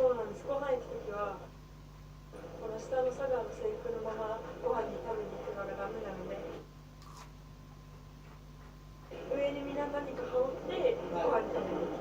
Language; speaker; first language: Japanese; native; Japanese